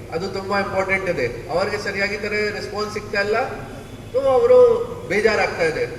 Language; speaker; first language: Kannada; non-native, learner; Hindi